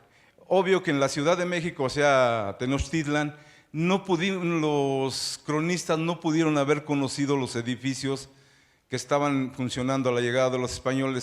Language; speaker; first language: Spanish; native; Spanish